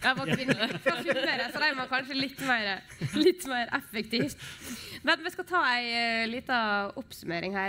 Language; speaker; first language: Norwegian; native; Norwegian